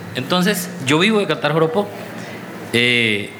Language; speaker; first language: Spanish; native; Spanish